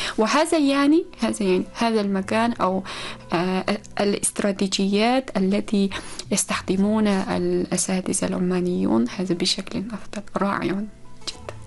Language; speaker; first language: Arabic; non-native, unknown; Uzbek